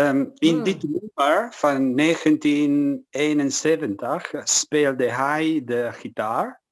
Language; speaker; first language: Dutch; non-native, fluent; Italian